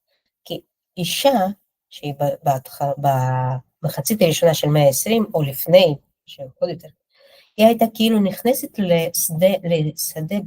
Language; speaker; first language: Hebrew; non-native, fluent; Russian